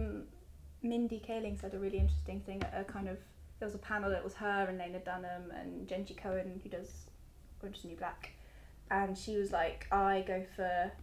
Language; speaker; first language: English; native; English